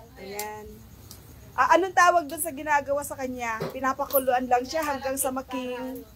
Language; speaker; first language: Filipino; non-native, local second language; Iloko